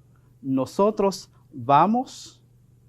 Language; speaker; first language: Spanish; non-native, fluent; French